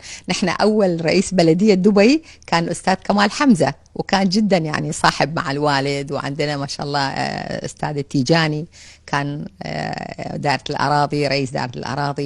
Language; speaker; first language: Arabic; native; Arabic